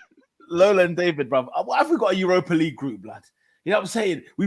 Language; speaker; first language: English; native; English